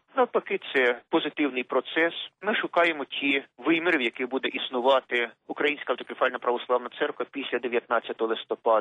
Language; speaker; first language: Ukrainian; native; Ukrainian